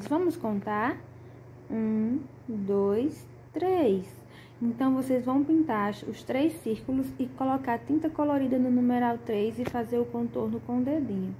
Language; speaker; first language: Portuguese; native; Portuguese